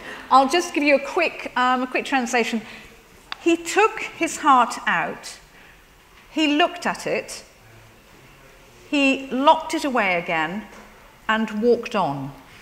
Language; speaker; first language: English; native; English